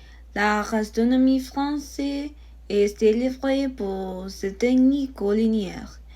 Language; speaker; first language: French; non-native, learner; Spanish